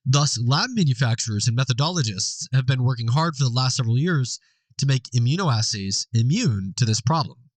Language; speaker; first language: English; native; English